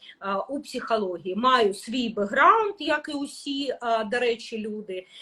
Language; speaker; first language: Ukrainian; non-native, local second language; Russian